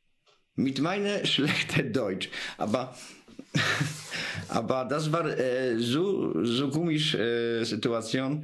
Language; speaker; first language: German; non-native, learner; Polish